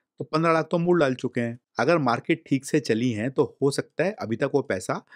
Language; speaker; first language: Hindi; native; Hindi